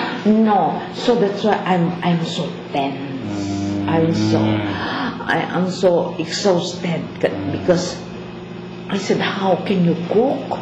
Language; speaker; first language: English; non-native, local second language; Filipino